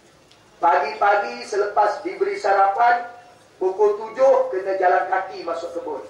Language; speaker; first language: Malay; native; Malay